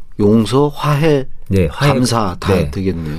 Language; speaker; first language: Korean; native; Korean